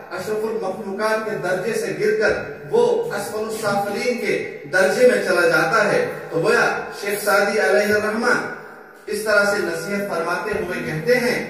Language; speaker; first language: Urdu; native; Urdu